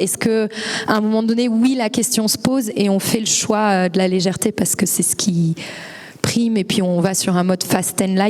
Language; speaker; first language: French; native; French